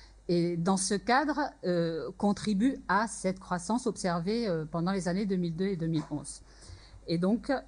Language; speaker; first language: French; native; French